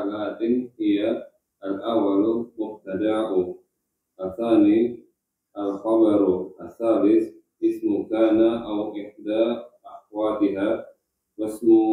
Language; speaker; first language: Arabic; non-native, learner; Indonesian